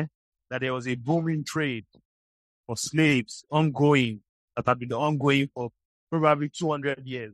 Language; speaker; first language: English; non-native, local second language; Igbo